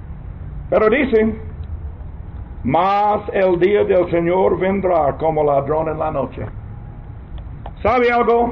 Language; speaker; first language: Spanish; non-native, learner; English